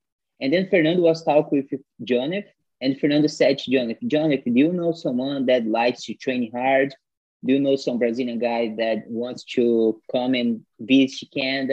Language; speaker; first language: English; non-native, fluent; Portuguese